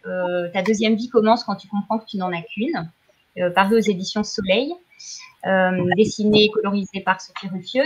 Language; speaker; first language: French; native; French